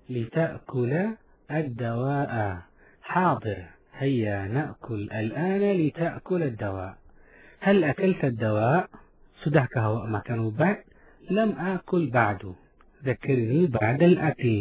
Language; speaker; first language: Arabic; non-native, fluent; Malay